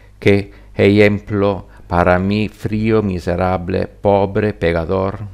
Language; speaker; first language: Spanish; non-native, learner; Italian